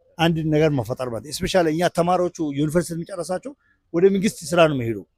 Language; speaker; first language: Amharic; non-native, local second language; Somali